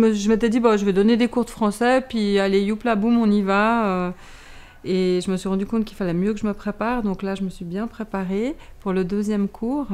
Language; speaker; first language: French; native; French